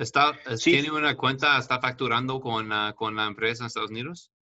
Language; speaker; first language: Spanish; non-native, fluent; English